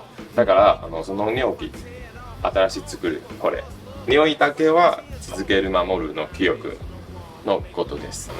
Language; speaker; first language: Japanese; non-native, learner; Chinese